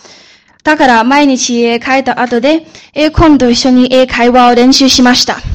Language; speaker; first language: Japanese; early bilingual, other home language; Chinese